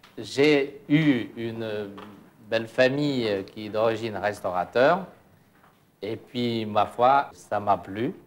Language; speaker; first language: French; non-native, fluent; Cantonese